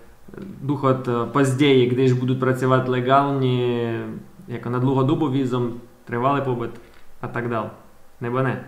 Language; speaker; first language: Czech; non-native, learner; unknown